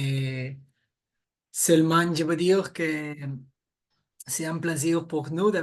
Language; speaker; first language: French; non-native, fluent; Catalan